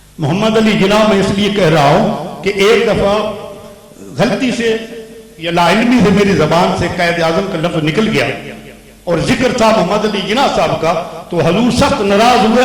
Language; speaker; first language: Urdu; non-native, local second language; Punjabi